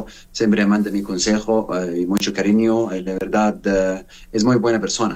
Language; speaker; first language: Spanish; non-native, learner; Arabic